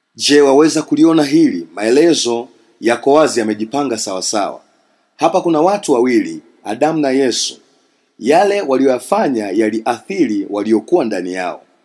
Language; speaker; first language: Swahili; non-native, local second language; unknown